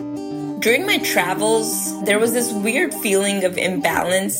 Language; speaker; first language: English; early bilingual, other home language; Gujarati